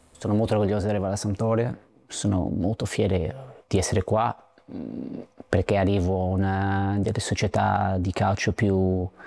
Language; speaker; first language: Italian; non-native, fluent; Portuguese